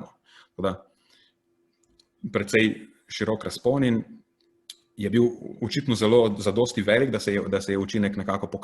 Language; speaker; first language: Slovenian; native; Slovenian